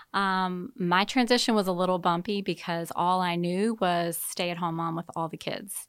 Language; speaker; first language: English; native; English